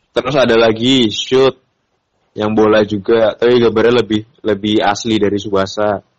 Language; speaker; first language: Indonesian; native; Indonesian